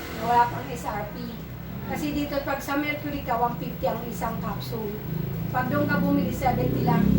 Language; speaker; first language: Filipino; native; Filipino